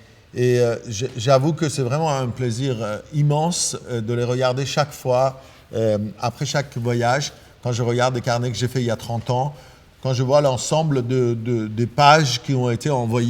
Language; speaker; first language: French; non-native, fluent; Persian